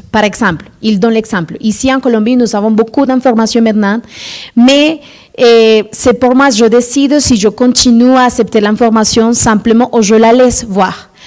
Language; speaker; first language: French; non-native, fluent; Spanish